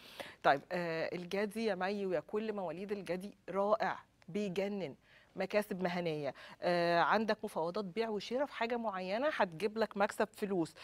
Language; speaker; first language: Arabic; native; Arabic